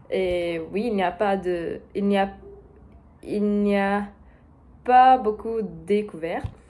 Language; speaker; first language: French; non-native, learner; Portuguese